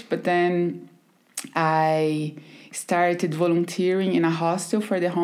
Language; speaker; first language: English; non-native, fluent; Portuguese